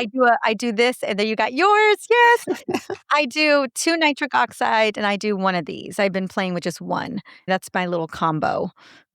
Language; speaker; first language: English; native; English